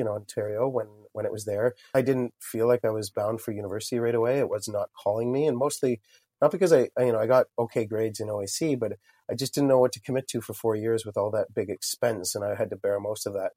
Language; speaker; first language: English; native; English